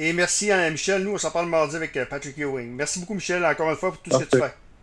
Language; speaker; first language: French; native; French